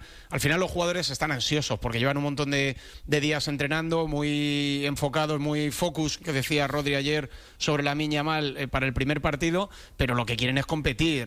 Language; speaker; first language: Spanish; native; Spanish